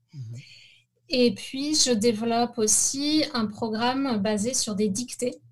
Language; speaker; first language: French; native; French